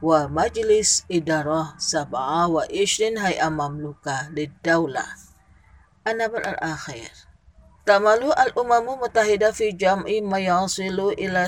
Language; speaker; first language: Arabic; non-native, fluent; Indonesian